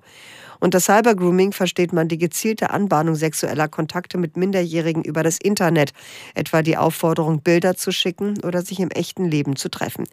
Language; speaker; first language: German; native; German